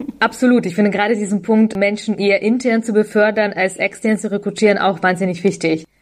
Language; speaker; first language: German; early bilingual, other home language; Russian